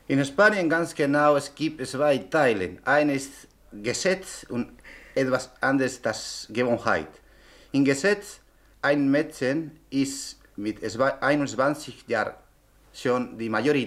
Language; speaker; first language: German; non-native, learner; Spanish